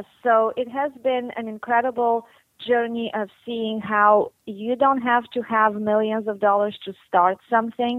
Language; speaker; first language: English; non-native, fluent; Bulgarian